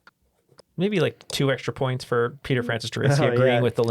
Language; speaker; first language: English; native; English